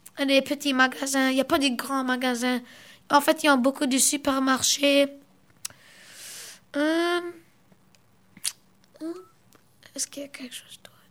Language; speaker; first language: French; early bilingual, other home language; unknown